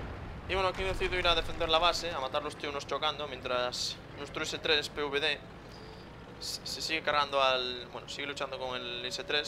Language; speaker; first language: Spanish; native; Spanish